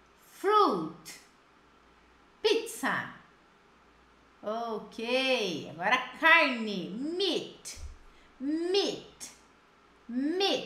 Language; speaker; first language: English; non-native, fluent; Portuguese